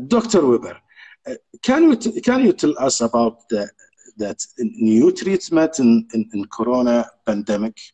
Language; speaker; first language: English; non-native, learner; Arabic